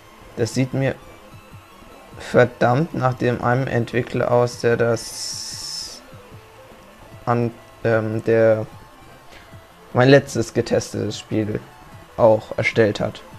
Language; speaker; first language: German; native; German